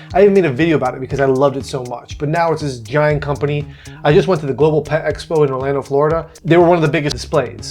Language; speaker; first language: English; native; English